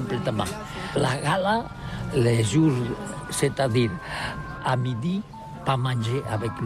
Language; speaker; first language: French; non-native, learner; Catalan